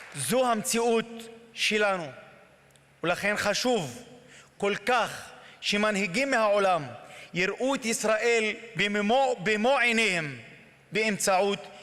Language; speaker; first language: Hebrew; non-native, local second language; Arabic